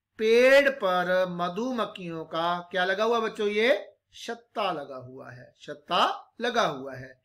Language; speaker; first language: Hindi; non-native, local second language; Punjabi